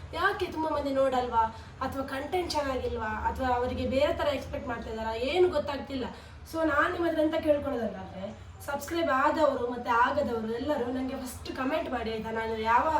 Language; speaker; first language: Kannada; non-native, local second language; Tulu